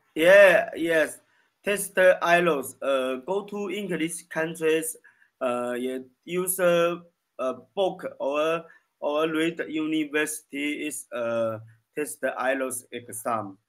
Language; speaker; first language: English; non-native, learner; Chinese